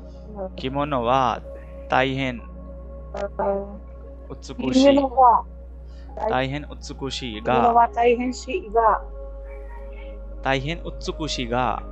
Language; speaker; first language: Japanese; non-native, fluent; Hindi